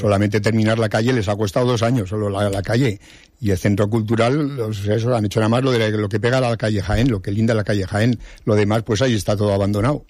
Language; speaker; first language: Spanish; native; Spanish